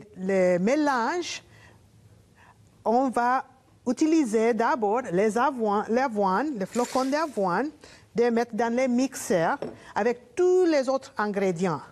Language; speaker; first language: French; non-native, learner; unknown